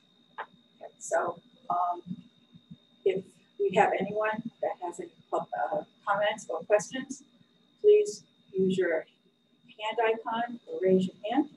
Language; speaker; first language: English; native; English